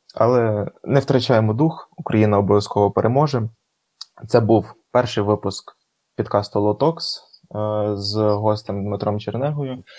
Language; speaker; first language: Ukrainian; native; Ukrainian